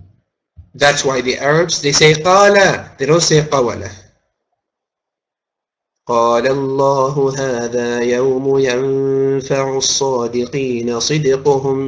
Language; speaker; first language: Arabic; non-native, fluent; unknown